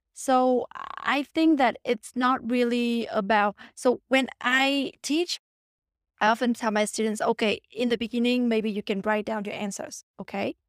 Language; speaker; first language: English; non-native, fluent; Vietnamese